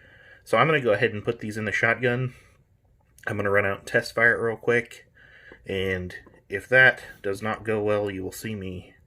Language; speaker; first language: English; native; English